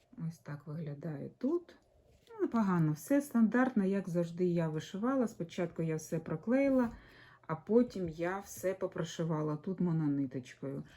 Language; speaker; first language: Ukrainian; non-native, local second language; Russian